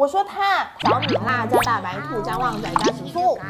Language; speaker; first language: Chinese; native; Chinese